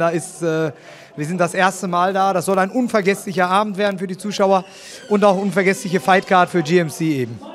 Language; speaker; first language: German; native; German